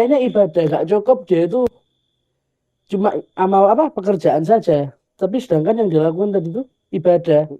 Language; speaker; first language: Indonesian; early bilingual, heritage; Indonesian